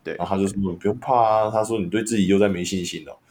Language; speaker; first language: Chinese; native; Chinese